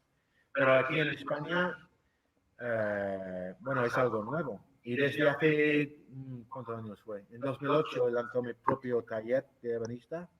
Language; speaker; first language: Spanish; non-native, fluent; English